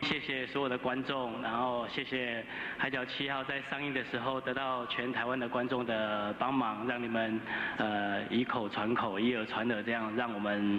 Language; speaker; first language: Chinese; native; Chinese